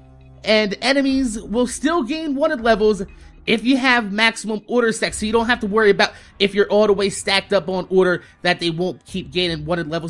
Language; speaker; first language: English; native; English